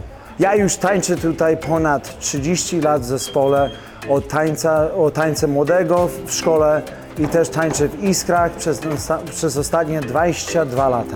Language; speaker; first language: Polish; early bilingual, heritage; Polish